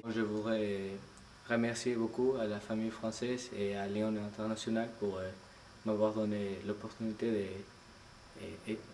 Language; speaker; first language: French; non-native, learner; Spanish